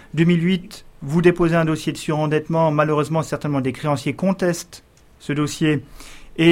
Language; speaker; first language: French; native; French